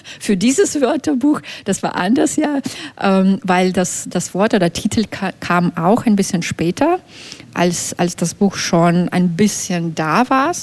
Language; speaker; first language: German; non-native, fluent; Belarusian